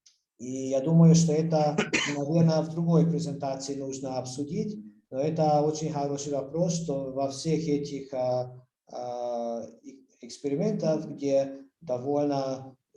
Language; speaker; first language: Russian; non-native, fluent; Hungarian